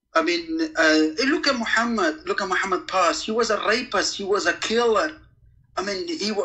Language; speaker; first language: English; non-native, fluent; Kurdish